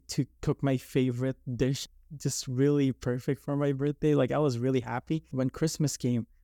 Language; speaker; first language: English; non-native, local second language; Filipino